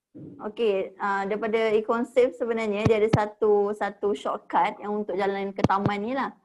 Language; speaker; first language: Malay; native; Malay